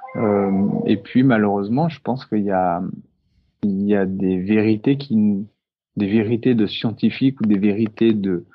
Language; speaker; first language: French; native; French